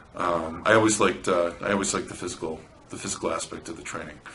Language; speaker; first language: English; native; English